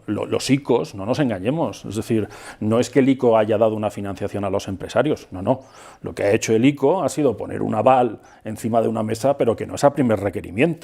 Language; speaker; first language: Spanish; native; Spanish